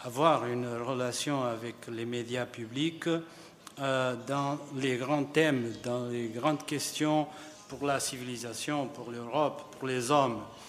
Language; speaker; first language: French; non-native, fluent; Portuguese